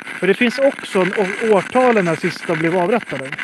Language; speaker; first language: Swedish; native; Swedish